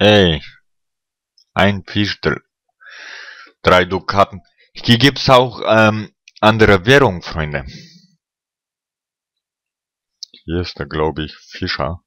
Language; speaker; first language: German; non-native, fluent; Russian